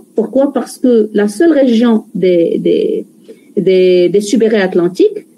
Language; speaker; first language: French; non-native, local second language; Arabic